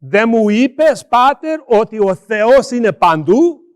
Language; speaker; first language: Greek; early bilingual, heritage; Greek